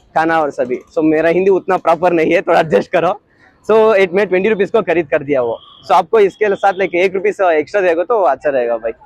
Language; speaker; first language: Hindi; non-native, local second language; Kannada